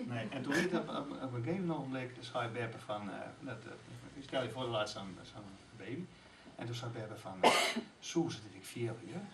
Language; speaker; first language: Dutch; non-native, local second language; Western Frisian